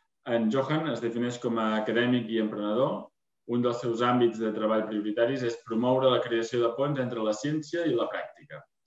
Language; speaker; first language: Catalan; native; Catalan